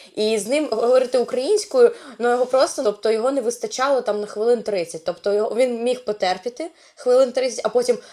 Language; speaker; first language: Ukrainian; non-native, local second language; Russian